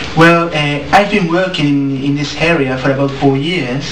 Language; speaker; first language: English; non-native, learner; Spanish